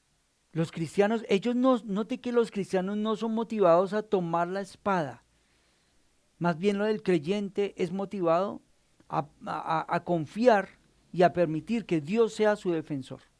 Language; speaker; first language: Spanish; native; Spanish